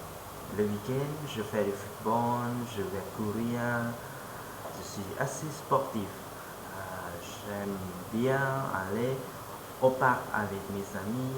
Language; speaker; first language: French; non-native, fluent; Lao